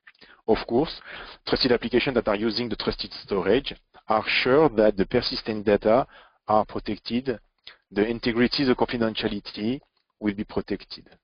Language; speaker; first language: English; non-native, fluent; French